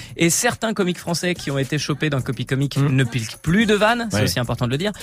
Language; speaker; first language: French; native; French